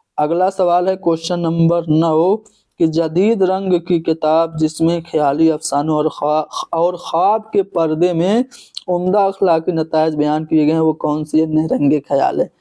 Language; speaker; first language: Urdu; native; Urdu